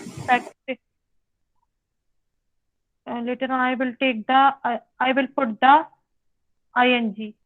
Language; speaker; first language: English; non-native, learner; Hindi